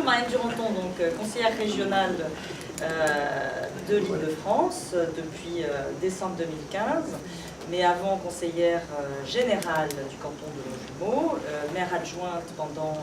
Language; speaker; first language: French; native; French